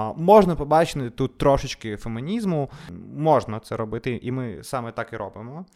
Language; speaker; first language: Ukrainian; non-native, local second language; Russian